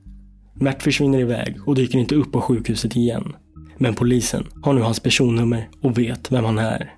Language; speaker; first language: Swedish; native; Swedish